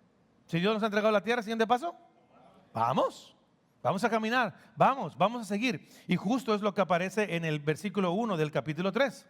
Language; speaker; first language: Spanish; native; Spanish